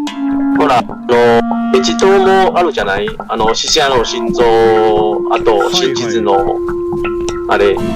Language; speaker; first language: Japanese; non-native, learner; Chinese